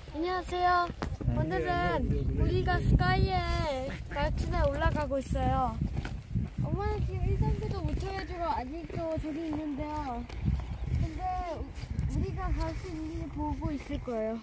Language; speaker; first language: Korean; early bilingual, heritage; Korean